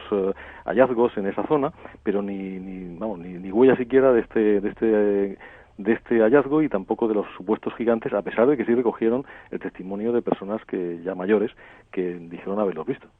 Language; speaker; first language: Spanish; native; Spanish